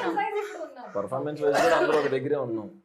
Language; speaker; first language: Telugu; native; Telugu